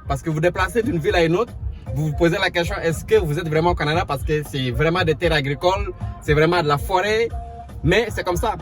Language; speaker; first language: French; non-native, local second language; Wolof